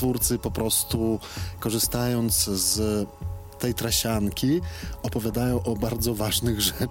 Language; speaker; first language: Polish; non-native, fluent; Belarusian